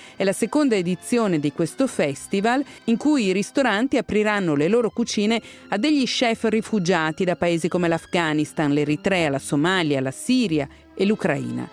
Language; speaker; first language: Italian; native; Italian